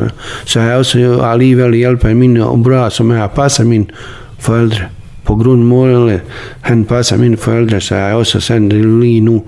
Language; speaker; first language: Danish; non-native, learner; Bosnian